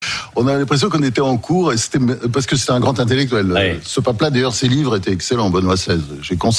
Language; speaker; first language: French; native; French